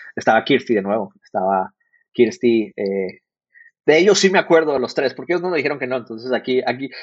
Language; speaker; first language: Spanish; native; Spanish